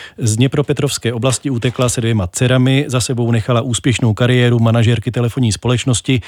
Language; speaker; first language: Czech; native; Czech